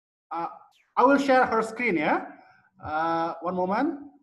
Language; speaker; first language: English; non-native, fluent; Indonesian